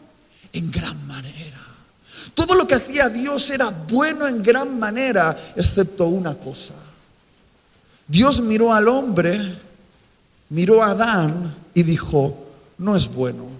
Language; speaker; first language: Spanish; native; Spanish